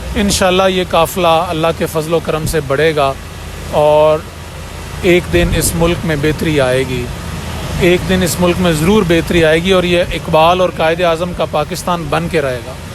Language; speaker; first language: Urdu; non-native, local second language; Punjabi